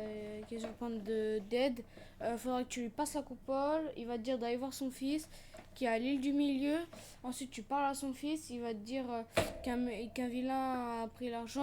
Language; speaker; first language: French; native; French